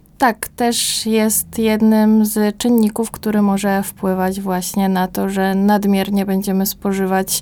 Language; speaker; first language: Polish; native; Polish